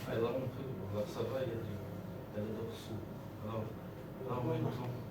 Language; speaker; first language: French; native; French